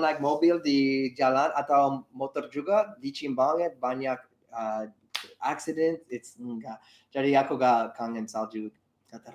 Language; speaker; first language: Indonesian; non-native, learner; English